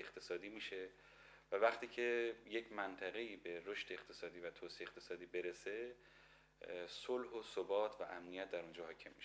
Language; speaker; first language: Persian; native; Persian